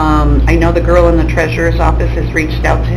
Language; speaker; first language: English; native; English